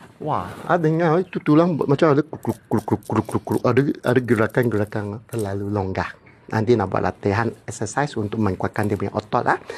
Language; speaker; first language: Malay; non-native, local second language; Cantonese